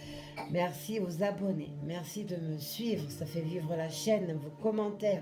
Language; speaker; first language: French; native; French